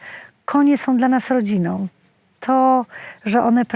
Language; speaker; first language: Polish; native; Polish